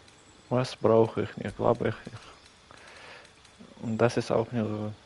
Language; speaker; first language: German; non-native, learner; Russian